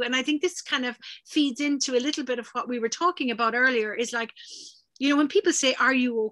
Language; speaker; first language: English; native; English